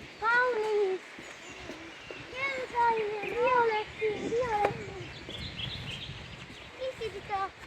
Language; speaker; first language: Finnish; non-native, learner; Thai